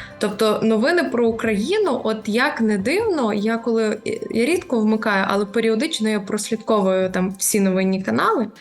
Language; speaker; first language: Ukrainian; native; Ukrainian